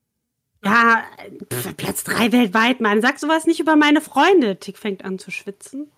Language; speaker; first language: German; native; German